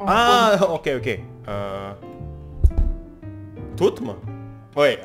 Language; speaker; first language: Russian; non-native, learner; Indonesian